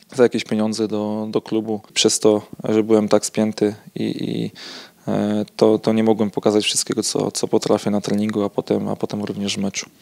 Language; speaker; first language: Polish; native; Polish